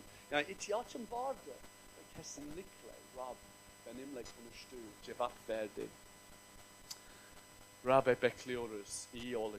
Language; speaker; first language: Turkish; non-native, fluent; English